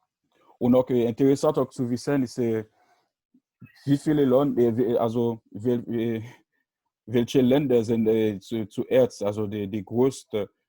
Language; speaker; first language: German; non-native, learner; Haitian Creole